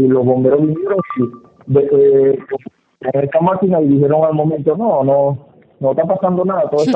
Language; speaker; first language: Spanish; native; Spanish